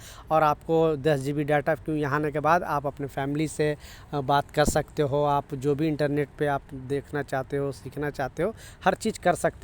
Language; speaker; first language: Hindi; native; Hindi